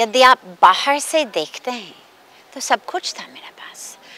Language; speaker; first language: Hindi; non-native, fluent; English